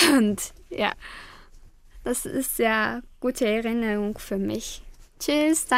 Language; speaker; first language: German; non-native, learner; Mongolian